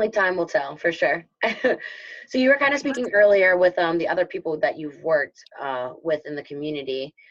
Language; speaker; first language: English; native; English